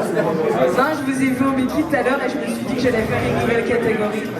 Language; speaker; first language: French; native; French